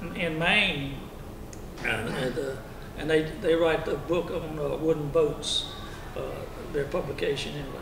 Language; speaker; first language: English; native; English